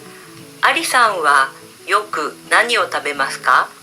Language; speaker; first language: Japanese; non-native, learner; Indonesian